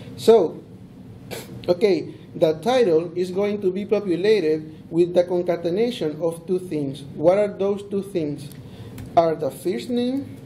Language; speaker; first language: English; non-native, fluent; Spanish